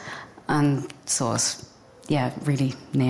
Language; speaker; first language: German; non-native, learner; English